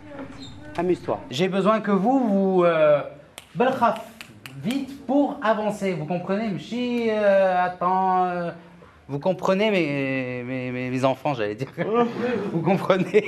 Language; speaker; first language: French; non-native, local second language; Arabic